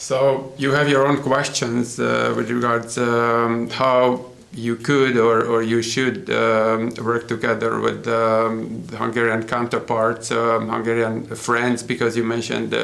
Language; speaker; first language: English; non-native, fluent; Hungarian